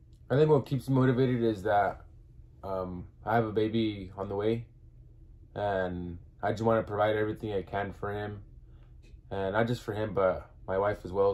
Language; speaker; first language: English; early bilingual, other home language; Spanish